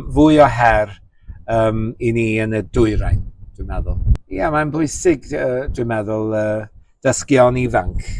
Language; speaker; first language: Welsh; native; Welsh